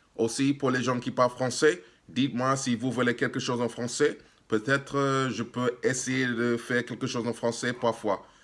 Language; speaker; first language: French; non-native, learner; English